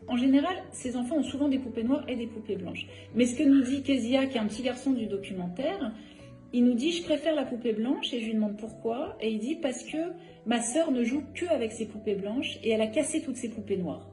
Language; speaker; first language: French; native; French